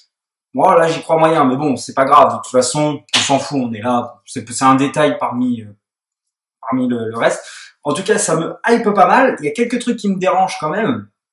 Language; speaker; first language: French; native; French